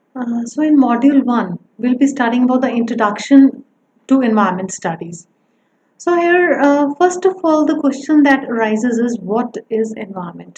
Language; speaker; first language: English; non-native, local second language; Punjabi